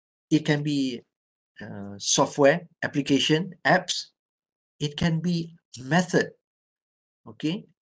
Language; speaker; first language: English; non-native, local second language; Malay